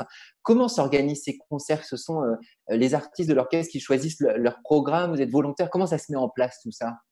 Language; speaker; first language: French; native; French